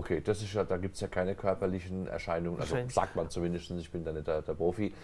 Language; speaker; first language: German; native; German